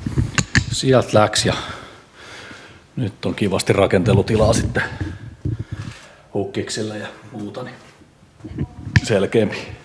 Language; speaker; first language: Finnish; native; Finnish